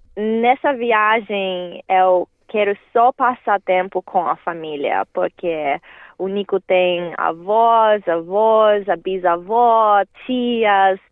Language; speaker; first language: Portuguese; non-native, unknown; Russian